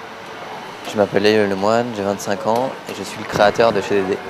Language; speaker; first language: French; native; French